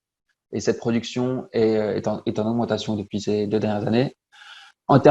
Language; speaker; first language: French; native; French